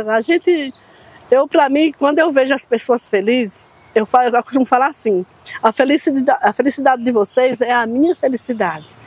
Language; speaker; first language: Portuguese; native; Portuguese